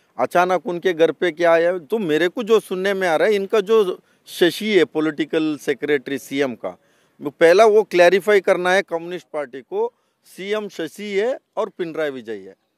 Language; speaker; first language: Hindi; non-native, local second language; Kannada